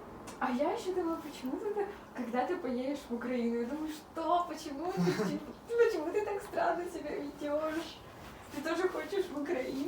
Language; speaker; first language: Russian; native; Russian